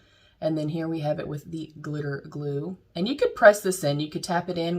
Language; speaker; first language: English; native; English